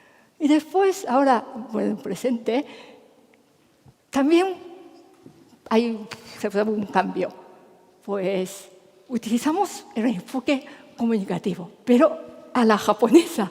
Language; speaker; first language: Spanish; non-native, fluent; Japanese